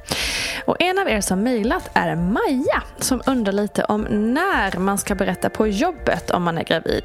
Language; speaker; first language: Swedish; native; Swedish